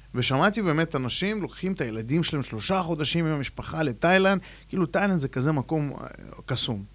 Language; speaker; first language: Hebrew; non-native, fluent; Russian